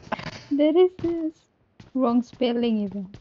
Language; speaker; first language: English; non-native, learner; Indonesian